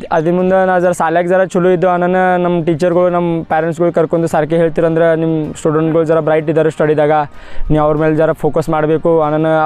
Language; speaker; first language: Kannada; non-native, local second language; Marathi